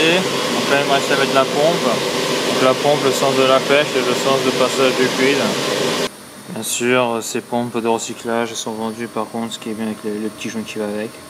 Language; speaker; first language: French; native; French